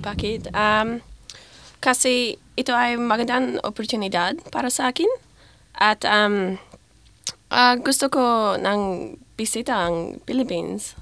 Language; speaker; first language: Filipino; non-native, learner; English